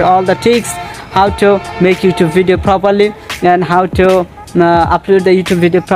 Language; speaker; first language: English; non-native, learner; Bangla